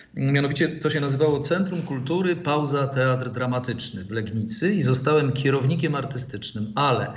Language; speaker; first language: Polish; native; Polish